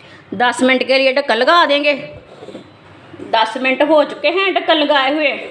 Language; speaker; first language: Hindi; native; Hindi